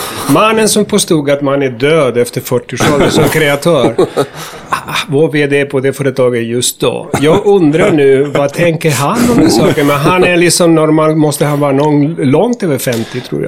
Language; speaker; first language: Swedish; non-native, fluent; Spanish